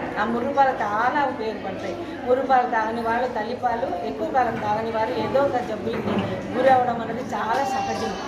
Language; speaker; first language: Telugu; native; Telugu